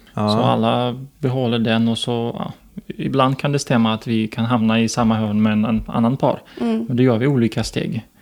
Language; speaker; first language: Swedish; non-native, fluent; Ukrainian